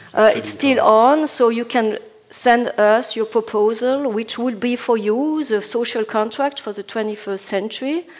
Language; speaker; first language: English; non-native, fluent; Italian